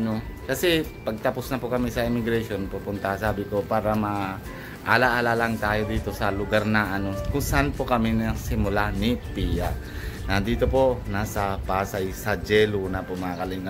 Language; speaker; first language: Filipino; non-native, fluent; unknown